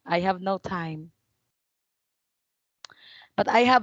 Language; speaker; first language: English; non-native, fluent; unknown